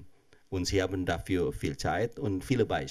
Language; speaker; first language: German; non-native, fluent; Indonesian